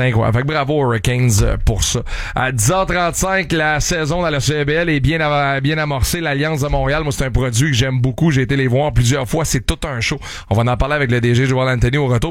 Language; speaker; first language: French; native; French